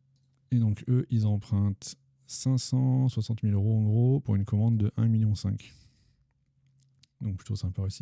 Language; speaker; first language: French; native; French